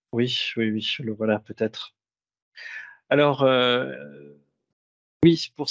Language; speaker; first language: French; native; French